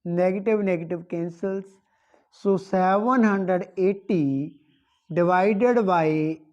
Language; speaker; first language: English; non-native, local second language; Punjabi